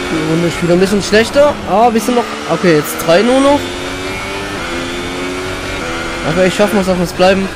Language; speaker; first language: German; native; German